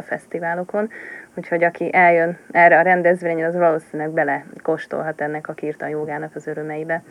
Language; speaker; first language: Hungarian; native; Hungarian